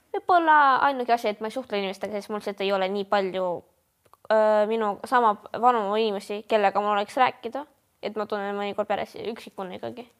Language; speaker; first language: Estonian; non-native, local second language; Russian